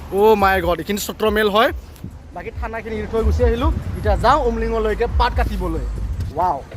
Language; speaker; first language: Assamese; non-native, local second language; Karbi